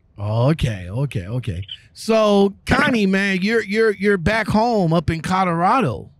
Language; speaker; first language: English; native; English